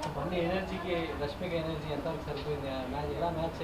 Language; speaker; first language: Telugu; native; Telugu